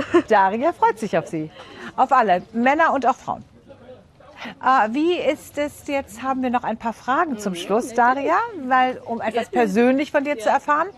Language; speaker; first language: German; native; German